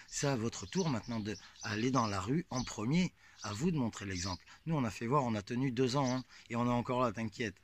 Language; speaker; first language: French; native; French